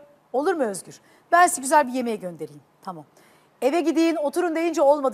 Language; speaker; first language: Turkish; native; Turkish